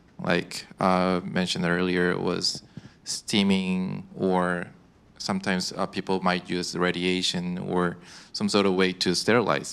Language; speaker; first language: English; non-native, fluent; Korean